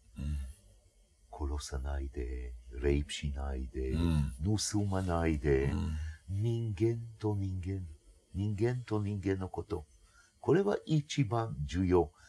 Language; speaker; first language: Japanese; non-native, fluent; Hebrew